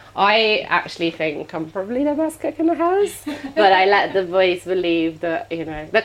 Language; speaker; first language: English; non-native, fluent; Italian